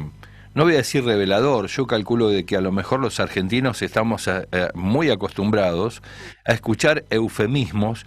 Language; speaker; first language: Spanish; native; Spanish